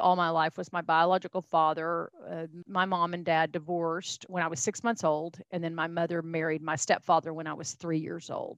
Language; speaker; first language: English; native; English